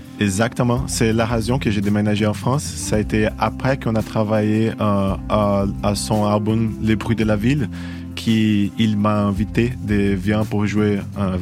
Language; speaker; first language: French; non-native, fluent; Portuguese